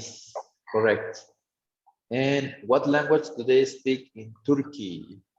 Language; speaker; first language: English; non-native, fluent; Spanish